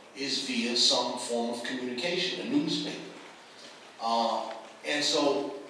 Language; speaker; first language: English; native; English